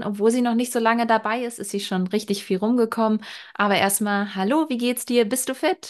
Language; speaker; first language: German; native; German